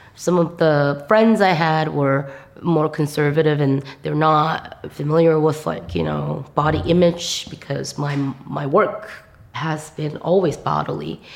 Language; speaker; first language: English; non-native, fluent; Korean